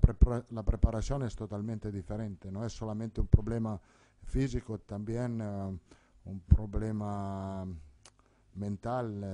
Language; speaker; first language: Spanish; non-native, fluent; Italian